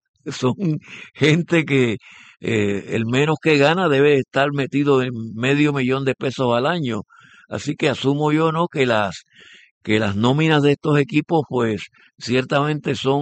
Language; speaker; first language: Spanish; native; Spanish